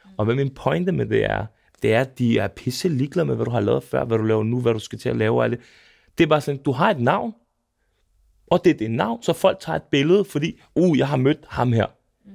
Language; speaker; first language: Danish; early bilingual, other home language; Serbian